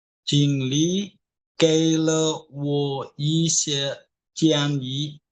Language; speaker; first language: Chinese; non-native, learner; Indonesian